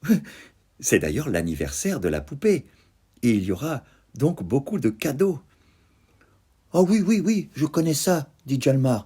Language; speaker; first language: French; native; French